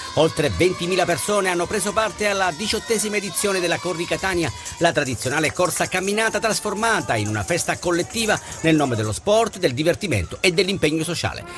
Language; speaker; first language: Italian; native; Italian